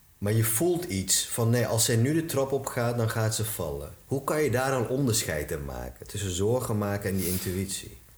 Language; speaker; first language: Dutch; early bilingual, other home language; Turkish